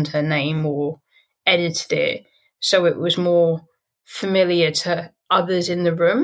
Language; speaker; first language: English; native; English